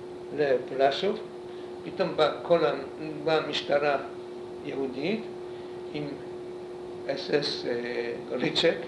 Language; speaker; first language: Hebrew; non-native, fluent; Polish